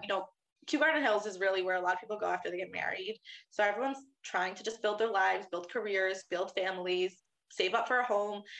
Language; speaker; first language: English; native; English